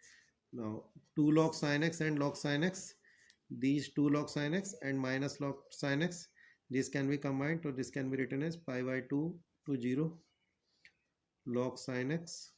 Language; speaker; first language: English; non-native, local second language; Hindi